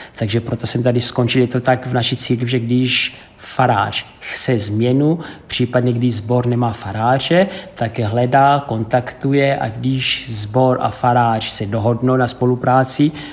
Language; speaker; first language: Czech; non-native, fluent; Portuguese